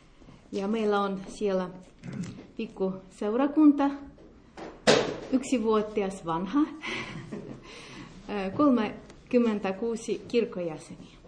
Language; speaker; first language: Finnish; non-native, learner; Russian